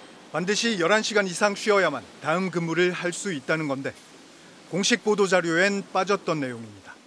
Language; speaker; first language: Korean; native; Korean